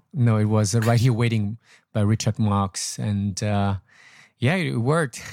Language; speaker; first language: English; non-native, fluent; German